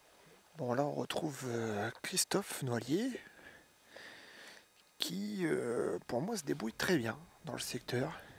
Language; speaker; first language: French; native; French